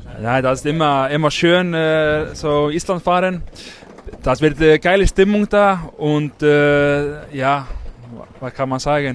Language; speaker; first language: German; non-native, learner; Icelandic